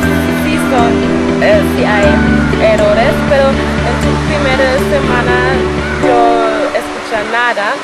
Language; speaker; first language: Spanish; non-native, learner; German